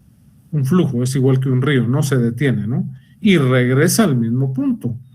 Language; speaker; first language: Spanish; native; Spanish